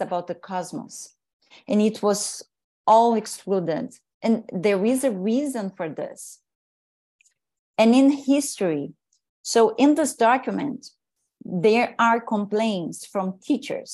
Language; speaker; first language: English; non-native, fluent; Portuguese